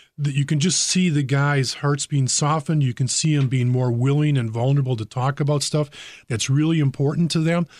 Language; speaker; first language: English; native; English